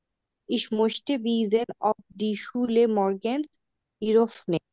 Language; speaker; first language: German; non-native, learner; Bangla